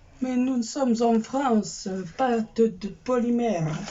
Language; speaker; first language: French; native; French